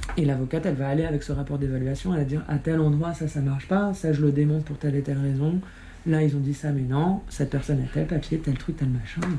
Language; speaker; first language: French; native; French